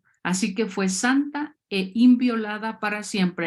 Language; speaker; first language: Spanish; native; Spanish